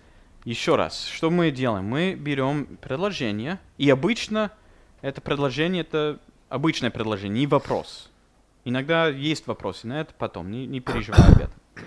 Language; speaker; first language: Russian; non-native, fluent; English